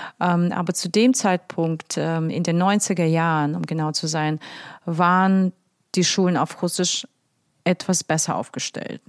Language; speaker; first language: German; non-native, fluent; Russian